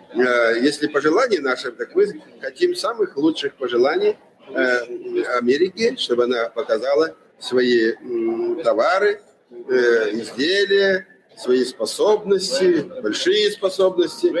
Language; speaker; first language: Russian; native; Russian